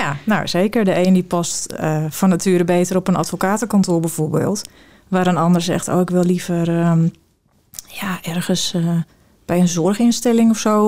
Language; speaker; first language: Dutch; native; Dutch